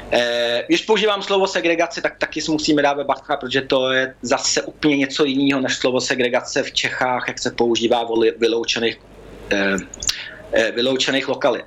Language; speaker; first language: Czech; early bilingual, heritage; Czech